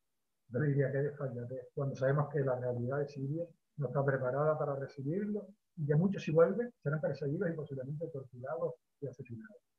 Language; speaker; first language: Spanish; native; Spanish